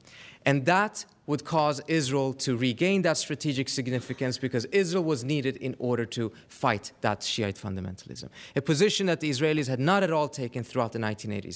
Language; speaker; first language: English; non-native, fluent; Persian